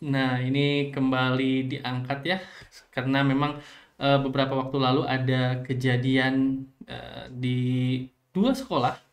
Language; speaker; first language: Indonesian; native; Indonesian